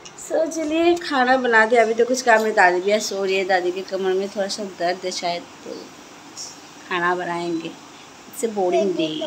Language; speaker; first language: Hindi; non-native, local second language; Bangla